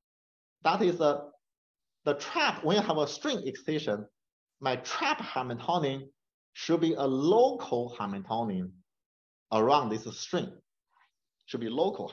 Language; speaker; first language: English; non-native, fluent; Chinese